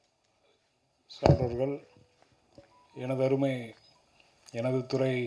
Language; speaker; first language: Tamil; native; Tamil